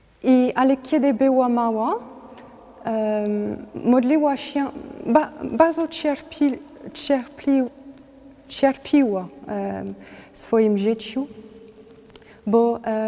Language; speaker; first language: Polish; non-native, learner; French